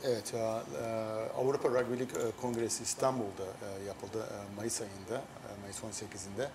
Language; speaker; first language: Turkish; early bilingual, heritage; Turkish